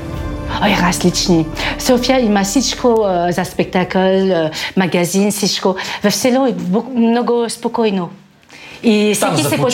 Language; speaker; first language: Bulgarian; non-native, learner; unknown